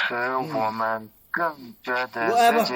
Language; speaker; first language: Chinese; non-native, learner; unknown